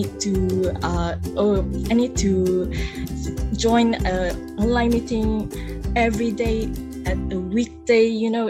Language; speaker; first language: English; non-native, local second language; Malay